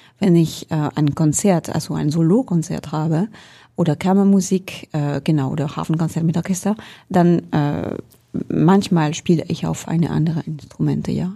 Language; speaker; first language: German; non-native, fluent; French